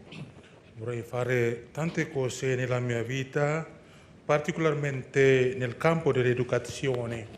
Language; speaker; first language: Italian; non-native, fluent; Indonesian